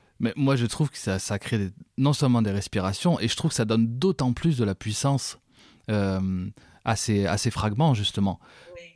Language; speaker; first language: French; native; French